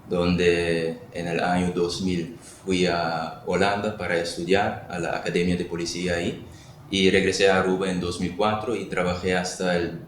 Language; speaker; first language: Spanish; non-native, local second language; Papiamento